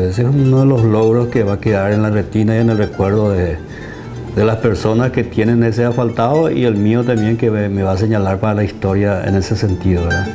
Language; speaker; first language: Spanish; native; Spanish